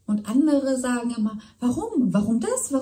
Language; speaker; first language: German; native; German